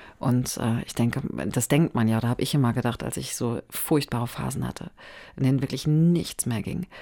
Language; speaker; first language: German; native; German